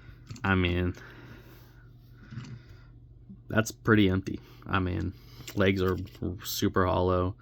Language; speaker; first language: English; native; English